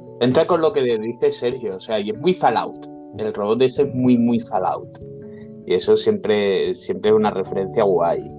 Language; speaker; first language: Spanish; native; Spanish